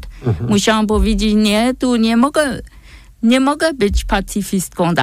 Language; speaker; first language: Polish; non-native, fluent; German